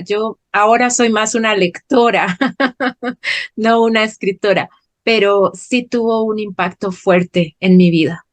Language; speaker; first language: Spanish; non-native, fluent; Portuguese